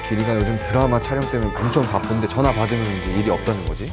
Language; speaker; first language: Korean; native; Korean